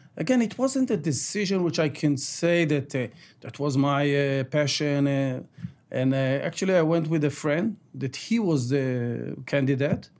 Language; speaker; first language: English; non-native, fluent; Ladino